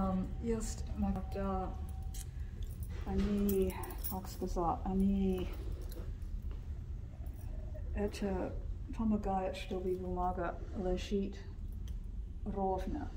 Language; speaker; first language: Russian; non-native, learner; English